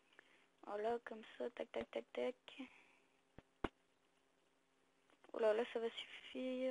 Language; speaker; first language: French; native; French